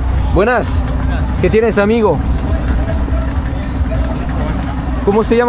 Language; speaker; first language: Spanish; non-native, learner; French